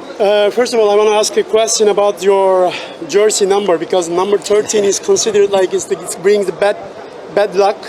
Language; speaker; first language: English; non-native, fluent; Turkish